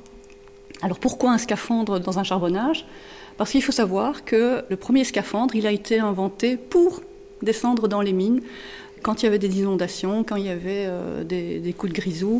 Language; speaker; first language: French; native; French